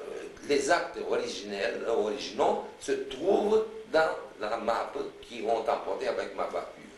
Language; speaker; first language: French; non-native, fluent; Romanian